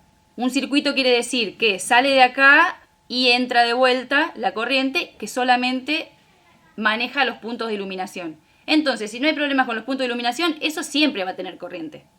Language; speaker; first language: Spanish; native; Spanish